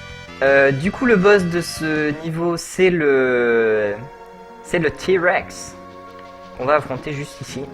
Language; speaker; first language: French; native; French